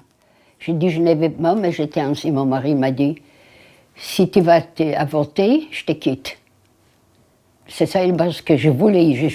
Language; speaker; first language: French; non-native, fluent; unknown